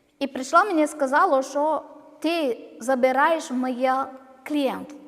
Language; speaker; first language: Ukrainian; non-native, learner; Malayalam